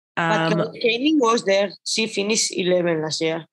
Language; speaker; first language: English; non-native, learner; Spanish